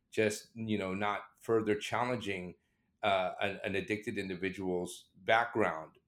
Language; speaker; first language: English; native; English